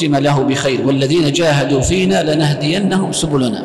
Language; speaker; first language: Arabic; native; Arabic